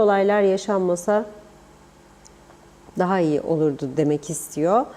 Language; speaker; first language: Turkish; native; Turkish